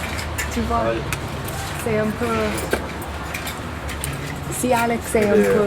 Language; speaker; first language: French; non-native, fluent; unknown